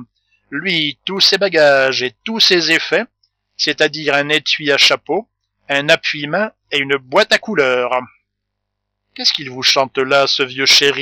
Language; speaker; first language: French; native; French